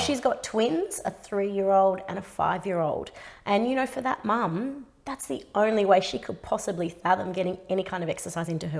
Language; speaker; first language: English; native; English